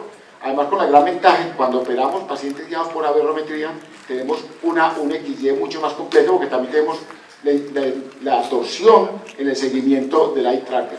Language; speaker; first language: Spanish; native; Spanish